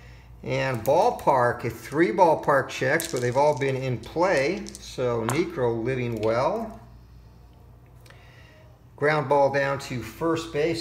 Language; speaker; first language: English; native; English